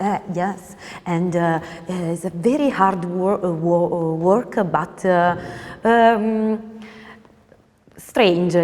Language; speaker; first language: English; non-native, learner; Italian